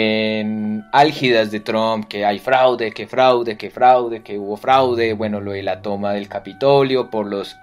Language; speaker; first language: Spanish; native; Spanish